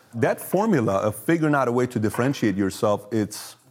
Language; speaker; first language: English; early bilingual, other home language; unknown